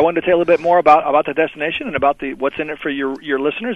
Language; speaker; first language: English; native; English